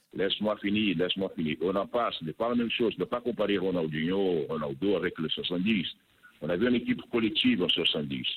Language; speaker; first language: French; non-native, fluent; Portuguese